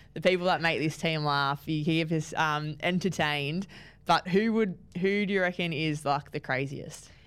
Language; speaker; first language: English; native; English